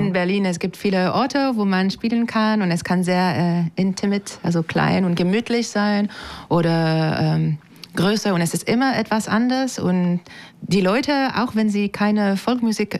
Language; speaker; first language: German; non-native, fluent; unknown